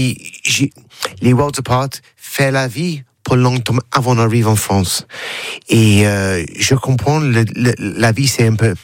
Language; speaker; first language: French; non-native, learner; English